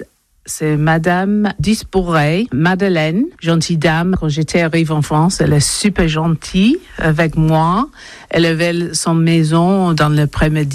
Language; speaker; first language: French; non-native, learner; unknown